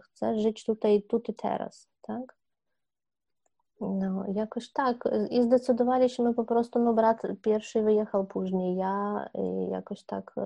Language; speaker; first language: Polish; non-native, fluent; Ukrainian